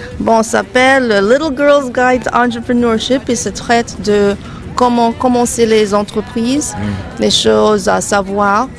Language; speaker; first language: French; non-native, fluent; English